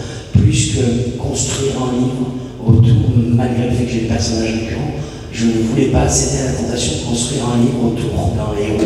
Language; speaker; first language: French; native; French